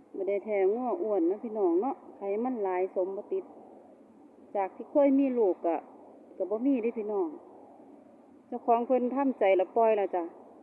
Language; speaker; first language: Thai; native; Thai